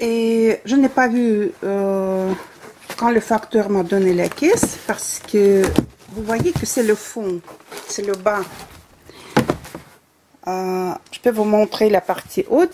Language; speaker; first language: French; non-native, fluent; Russian